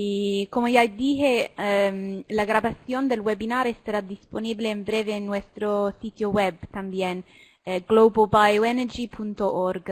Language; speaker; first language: Spanish; non-native, learner; Italian